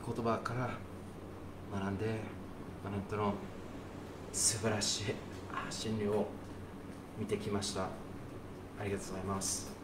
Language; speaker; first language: Japanese; non-native, fluent; English